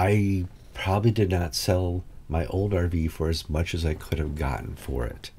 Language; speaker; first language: English; native; English